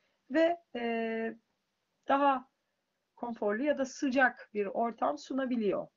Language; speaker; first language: Turkish; native; Turkish